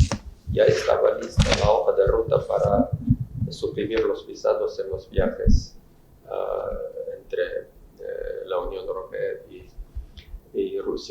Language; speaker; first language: Spanish; non-native, fluent; Russian